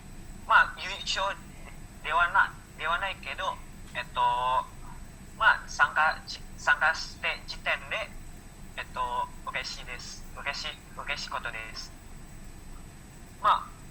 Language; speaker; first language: Japanese; non-native, learner; Indonesian